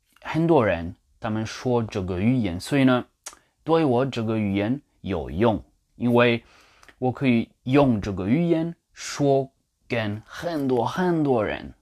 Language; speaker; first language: Chinese; non-native, learner; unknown